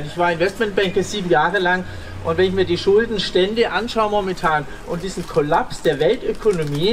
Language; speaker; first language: German; native; German